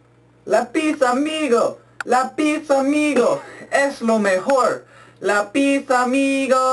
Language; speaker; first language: Spanish; non-native, learner; English